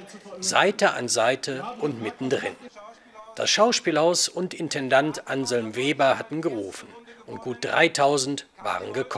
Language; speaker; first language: German; native; German